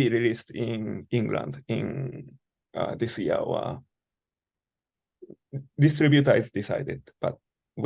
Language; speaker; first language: English; non-native, learner; Japanese